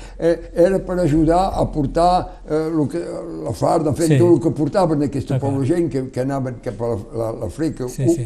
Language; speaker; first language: Catalan; non-native, local second language; French